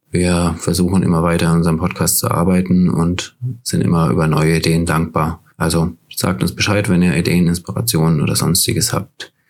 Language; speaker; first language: German; native; German